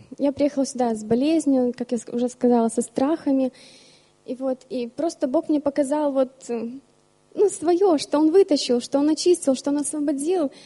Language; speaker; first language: Russian; native; Russian